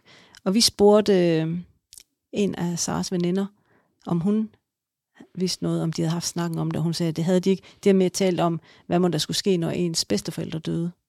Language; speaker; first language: Danish; native; Danish